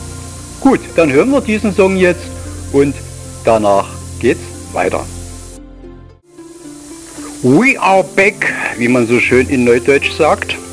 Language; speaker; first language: German; native; German